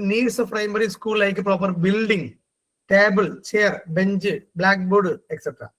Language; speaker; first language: English; non-native, local second language; Malayalam